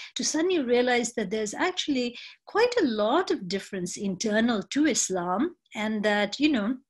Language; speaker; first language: English; non-native, local second language; Bangla